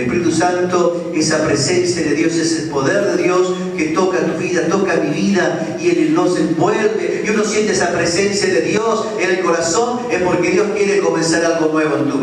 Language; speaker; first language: Spanish; native; Spanish